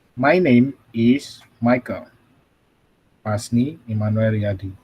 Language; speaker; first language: English; non-native, fluent; Indonesian